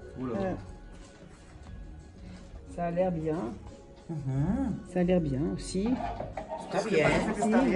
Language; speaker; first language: French; non-native, learner; Spanish